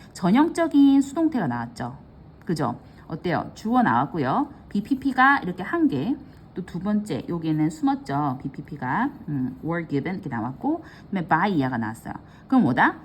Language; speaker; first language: Korean; native; Korean